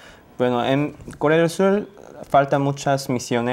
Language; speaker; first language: Spanish; non-native, learner; Korean